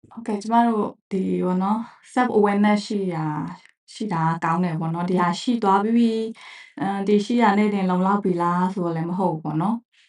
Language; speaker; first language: Burmese; non-native, local second language; Shan